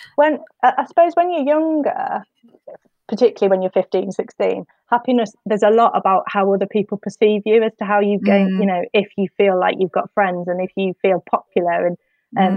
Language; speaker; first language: English; native; English